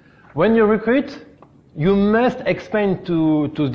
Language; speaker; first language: English; non-native, learner; French